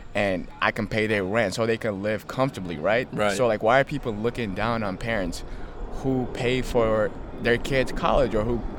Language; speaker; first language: English; early bilingual, other home language; Amharic